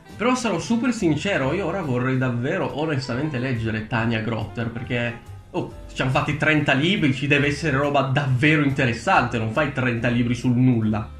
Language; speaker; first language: Italian; early bilingual, other home language; Romanian